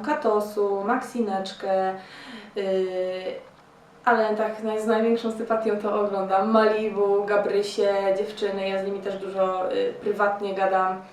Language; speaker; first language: Polish; native; Polish